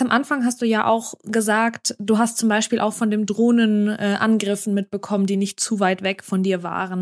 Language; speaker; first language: German; early bilingual, other home language; Russian